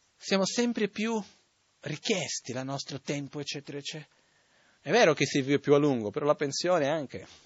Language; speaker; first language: Italian; non-native, fluent; Portuguese